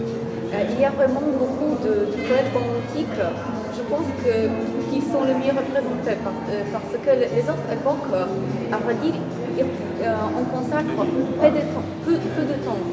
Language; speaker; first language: French; non-native, fluent; Polish